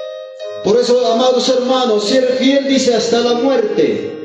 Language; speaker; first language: Spanish; non-native, local second language; Quechua